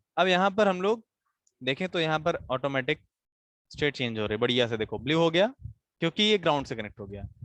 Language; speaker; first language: Hindi; native; Hindi